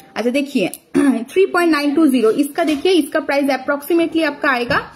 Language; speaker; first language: Hindi; non-native, local second language; Bangla